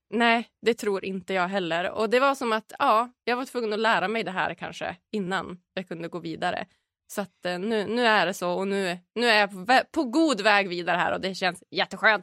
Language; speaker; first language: Swedish; native; Swedish